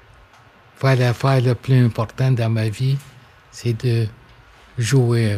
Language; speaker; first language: French; non-native, local second language; English